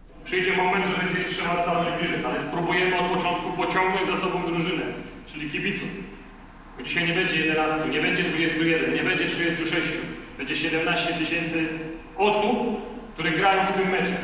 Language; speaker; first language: Polish; native; Polish